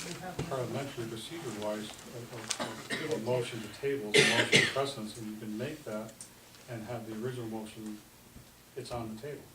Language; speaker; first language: English; native; English